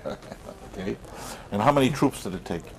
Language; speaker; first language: English; native; English